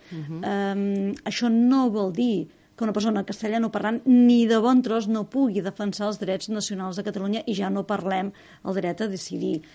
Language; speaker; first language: Catalan; native; Catalan